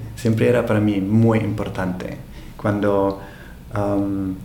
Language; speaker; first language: Spanish; non-native, fluent; German